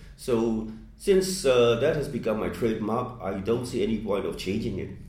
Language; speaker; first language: English; non-native, fluent; Burmese